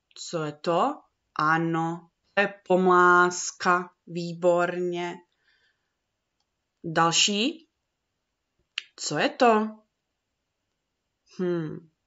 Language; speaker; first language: Czech; early bilingual, heritage; Czech